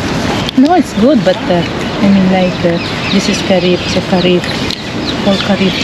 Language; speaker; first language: English; non-native, learner; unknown